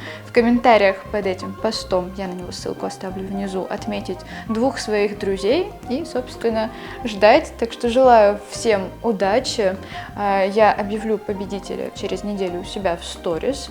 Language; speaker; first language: Russian; native; Russian